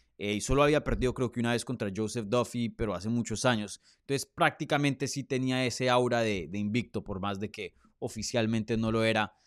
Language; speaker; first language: Spanish; native; Spanish